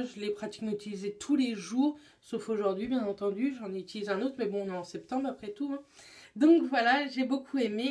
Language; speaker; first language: French; native; French